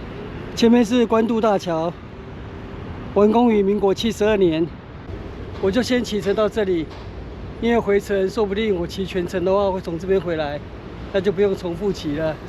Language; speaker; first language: Chinese; native; Chinese